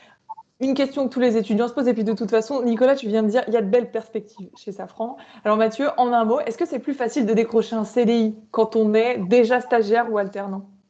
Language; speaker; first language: French; native; French